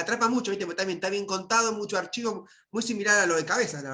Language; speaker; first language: Spanish; native; Spanish